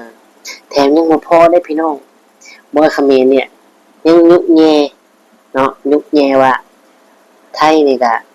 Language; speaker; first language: Thai; non-native, local second language; Lao